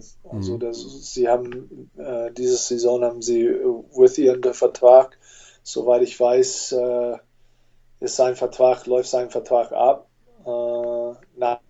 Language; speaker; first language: German; non-native, fluent; English